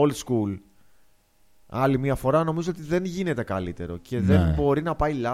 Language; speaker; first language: Greek; native; Greek